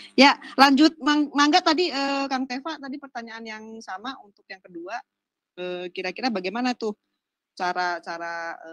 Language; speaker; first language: Indonesian; native; Indonesian